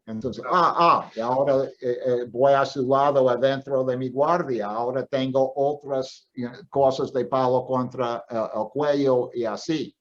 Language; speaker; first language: Spanish; non-native, fluent; English